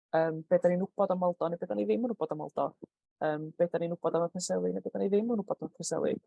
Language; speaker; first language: Welsh; native; Welsh